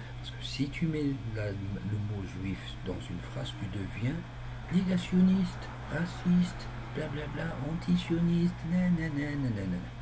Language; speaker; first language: French; non-native, local second language; Arabic